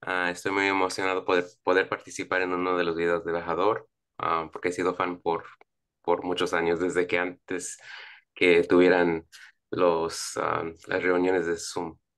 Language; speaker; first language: Spanish; early bilingual, heritage; Spanish